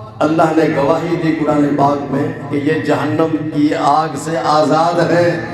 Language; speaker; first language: Urdu; non-native, local second language; Punjabi